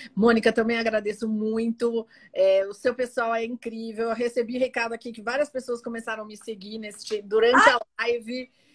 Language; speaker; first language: Portuguese; native; Portuguese